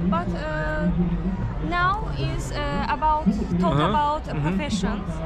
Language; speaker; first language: English; non-native, learner; Azerbaijani